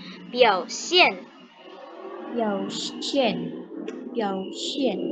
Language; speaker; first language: Chinese; non-native, learner; Indonesian